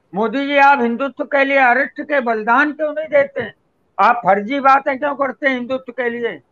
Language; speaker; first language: Hindi; native; Hindi